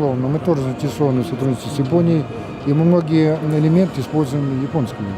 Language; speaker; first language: Russian; native; Russian